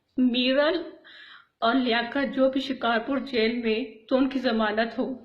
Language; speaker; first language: Urdu; non-native, local second language; Baluchi